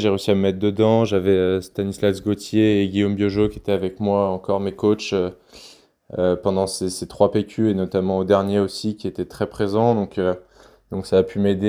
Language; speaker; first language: French; native; French